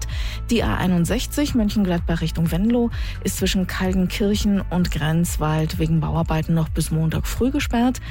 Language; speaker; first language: German; native; German